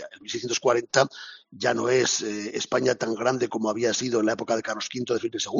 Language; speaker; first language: Spanish; native; Spanish